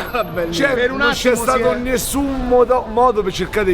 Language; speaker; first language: Italian; native; Italian